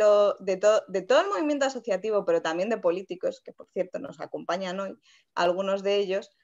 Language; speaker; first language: Spanish; native; Spanish